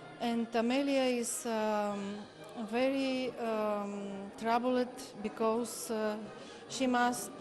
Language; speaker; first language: English; non-native, learner; Bulgarian